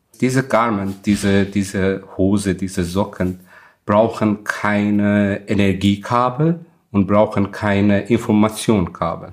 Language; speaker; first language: German; non-native, fluent; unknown